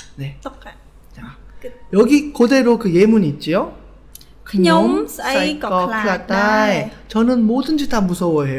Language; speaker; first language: Korean; native; Korean